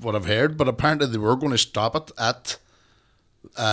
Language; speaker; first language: English; native; English